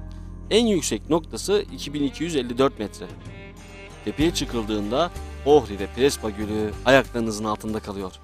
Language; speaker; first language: Turkish; native; Turkish